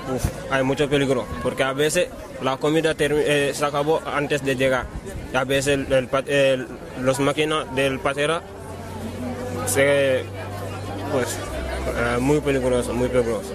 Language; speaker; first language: Spanish; non-native, learner; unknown